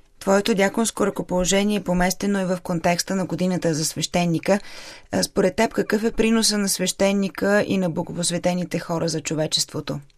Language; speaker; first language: Bulgarian; native; Bulgarian